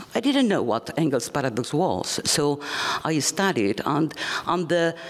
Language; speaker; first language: English; non-native, fluent; Spanish